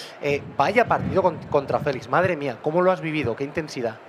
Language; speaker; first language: Spanish; native; Spanish